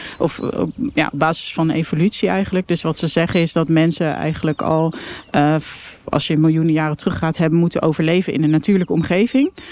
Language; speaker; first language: Dutch; native; Dutch